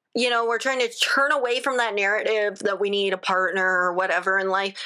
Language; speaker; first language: English; native; English